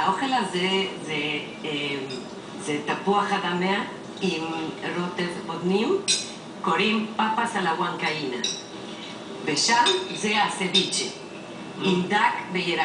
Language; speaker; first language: Hebrew; non-native, fluent; Spanish